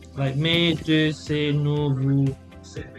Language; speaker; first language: French; non-native, fluent; Spanish